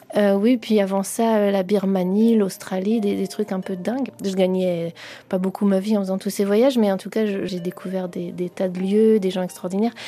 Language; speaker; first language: French; native; French